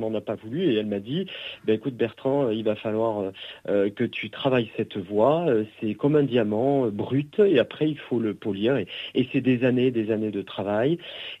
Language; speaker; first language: French; native; French